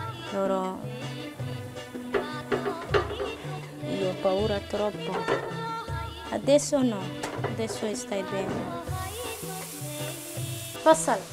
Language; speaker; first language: Italian; non-native, learner; Somali